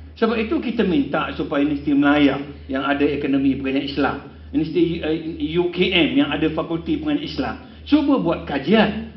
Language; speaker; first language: Malay; non-native, local second language; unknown